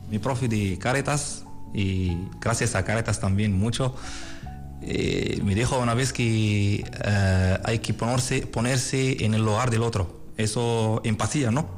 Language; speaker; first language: Spanish; non-native, learner; Arabic